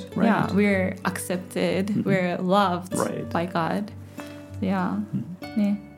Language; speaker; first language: English; non-native, fluent; Japanese